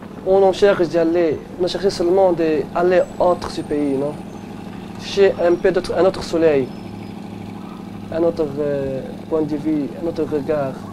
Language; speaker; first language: French; non-native, local second language; Arabic